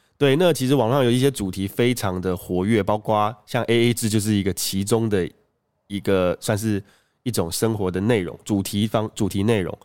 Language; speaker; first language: Chinese; native; Chinese